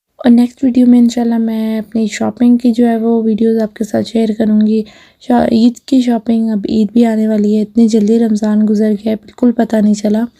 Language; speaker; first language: Urdu; native; Urdu